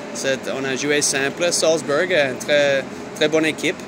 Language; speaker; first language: French; non-native, learner; English